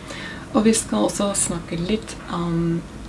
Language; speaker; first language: Norwegian; non-native, fluent; English